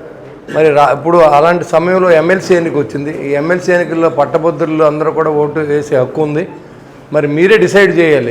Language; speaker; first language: Telugu; native; Telugu